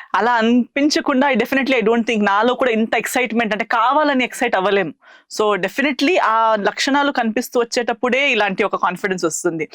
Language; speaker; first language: Telugu; non-native, fluent; Konkani